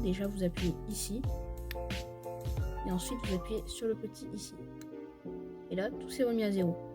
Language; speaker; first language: French; native; French